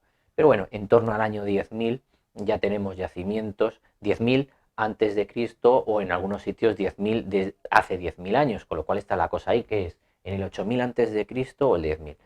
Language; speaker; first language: Spanish; native; Spanish